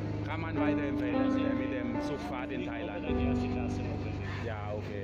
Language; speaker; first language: German; non-native, learner; Thai